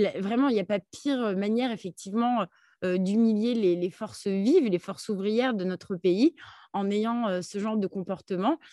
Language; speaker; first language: French; early bilingual, other home language; Arabic